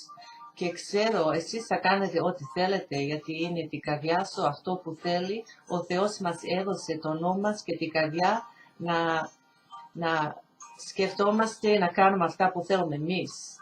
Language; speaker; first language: Greek; early bilingual, heritage; Greek